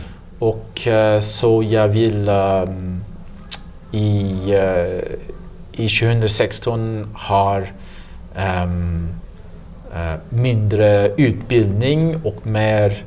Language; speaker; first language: Swedish; non-native, learner; English